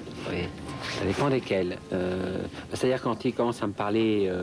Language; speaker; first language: French; native; French